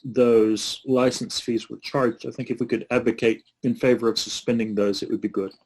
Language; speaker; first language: English; native; English